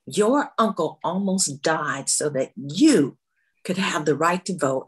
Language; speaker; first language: English; native; English